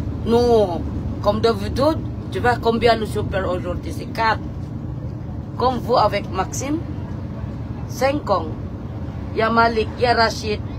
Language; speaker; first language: French; non-native, learner; Filipino